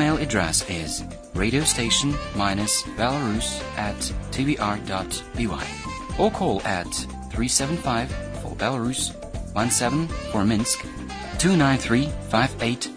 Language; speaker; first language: English; non-native, fluent; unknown